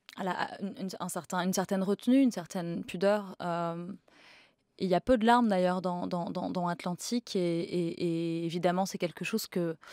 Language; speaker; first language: French; native; French